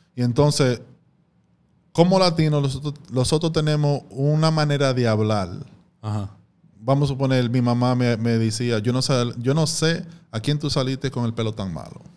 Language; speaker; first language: Spanish; early bilingual, heritage; Spanish